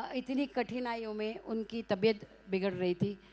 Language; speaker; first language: Hindi; non-native, local second language; Marathi